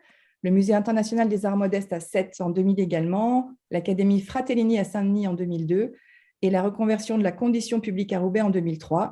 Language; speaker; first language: French; native; French